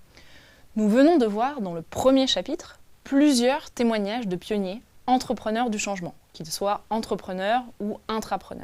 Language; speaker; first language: French; native; French